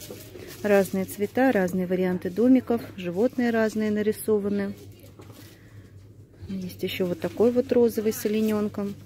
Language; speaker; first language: Russian; native; Russian